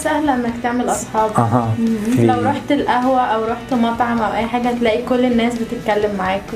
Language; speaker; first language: Arabic; native; Arabic